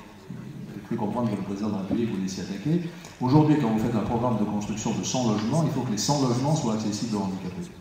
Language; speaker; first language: French; native; French